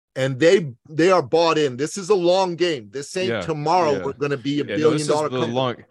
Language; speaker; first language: English; early bilingual, other home language; Persian